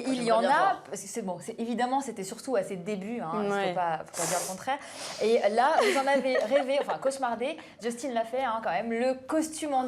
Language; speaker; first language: French; native; French